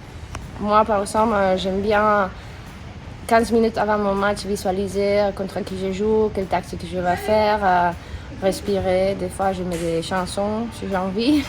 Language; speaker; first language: French; non-native, fluent; Spanish